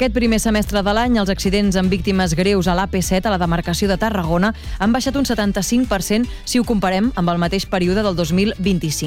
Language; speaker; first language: Catalan; native; Catalan